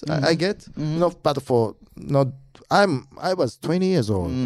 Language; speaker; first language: English; non-native, learner; Japanese